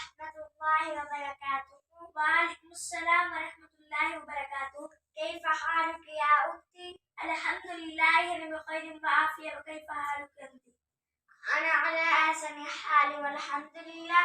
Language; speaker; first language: Arabic; non-native, learner; Urdu